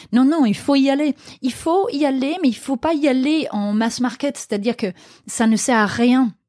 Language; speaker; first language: French; non-native, fluent; Danish